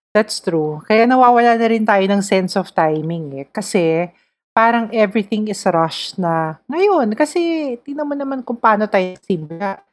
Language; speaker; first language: Filipino; native; Filipino